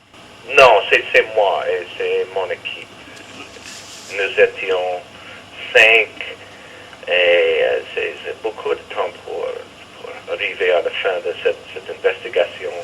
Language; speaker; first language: French; non-native, learner; English